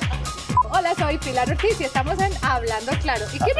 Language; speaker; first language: Spanish; native; Spanish